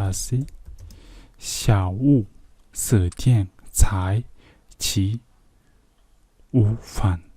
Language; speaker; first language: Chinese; non-native, learner; Mongolian